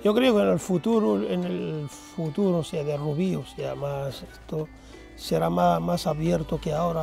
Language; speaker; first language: Spanish; non-native, fluent; Arabic